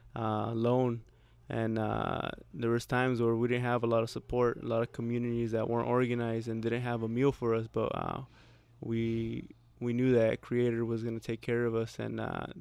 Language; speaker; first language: English; early bilingual, other home language; Spanish